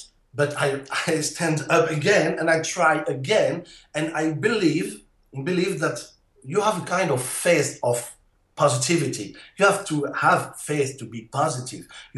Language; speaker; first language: English; non-native, fluent; French